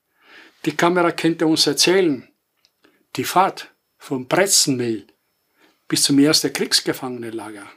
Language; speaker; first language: German; non-native, fluent; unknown